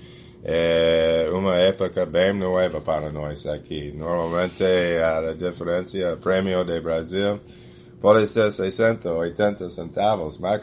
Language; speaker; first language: Portuguese; non-native, fluent; English